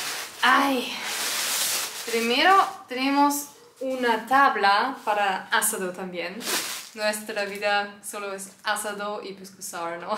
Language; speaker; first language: Spanish; non-native, learner; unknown